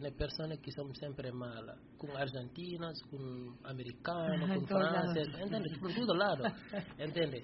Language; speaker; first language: Spanish; non-native, learner; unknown